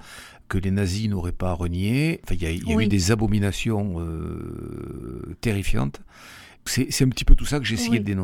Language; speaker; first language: French; native; French